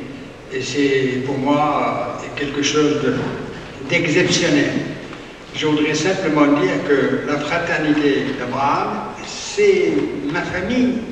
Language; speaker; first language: French; native; French